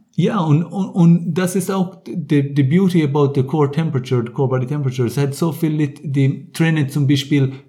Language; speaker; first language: German; non-native, fluent; English